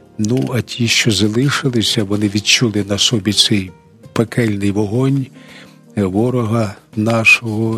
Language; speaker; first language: Ukrainian; non-native, local second language; Russian